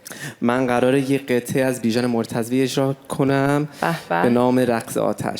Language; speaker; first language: Persian; non-native, fluent; English